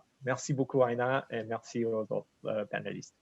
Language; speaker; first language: French; non-native, fluent; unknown